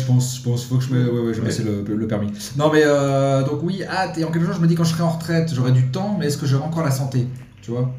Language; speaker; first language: French; native; French